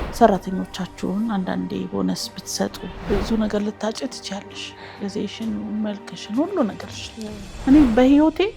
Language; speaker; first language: Amharic; native; Amharic